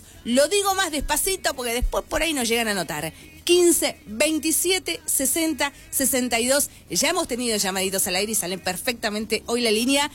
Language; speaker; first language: Spanish; native; Spanish